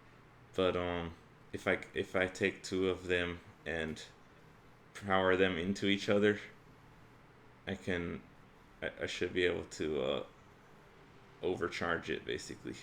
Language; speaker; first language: English; native; English